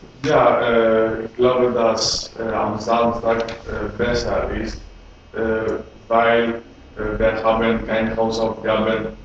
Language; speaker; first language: German; non-native, learner; Greek